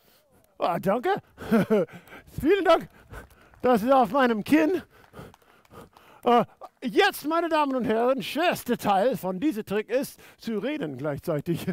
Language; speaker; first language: German; non-native, fluent; English